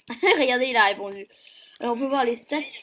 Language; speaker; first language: French; native; French